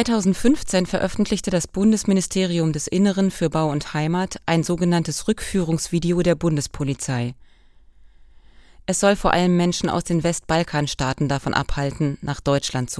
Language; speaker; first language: German; native; German